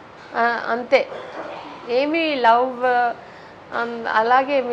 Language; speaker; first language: Telugu; non-native, learner; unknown